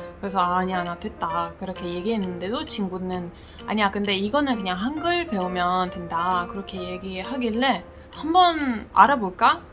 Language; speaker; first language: Korean; non-native, fluent; Italian